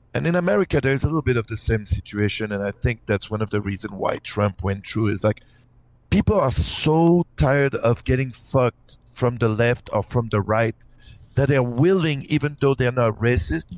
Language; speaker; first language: English; non-native, fluent; French